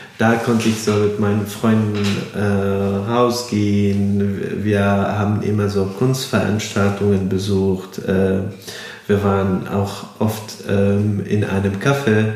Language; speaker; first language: German; non-native, fluent; Arabic